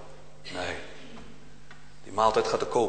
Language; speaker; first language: Dutch; native; Dutch